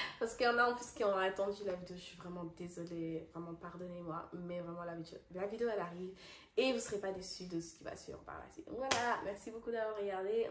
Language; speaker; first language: French; non-native, fluent; Dutch